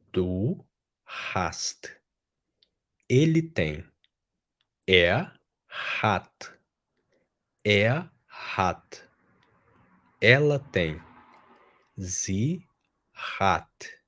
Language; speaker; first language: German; non-native, fluent; Portuguese